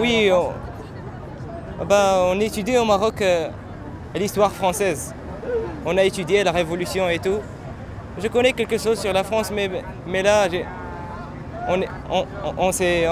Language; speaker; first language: French; non-native, local second language; Arabic